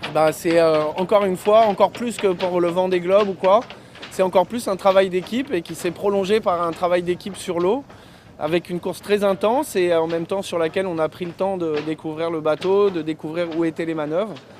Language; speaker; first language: French; native; French